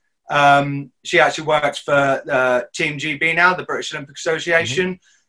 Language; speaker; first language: English; native; English